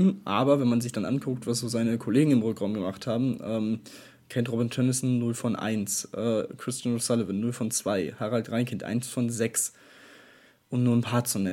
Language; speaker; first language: German; native; German